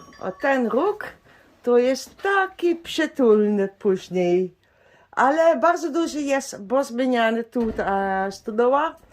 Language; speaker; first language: Polish; non-native, learner; Dutch